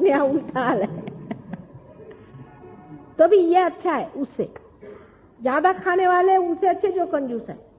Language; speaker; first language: Hindi; non-native, local second language; Marathi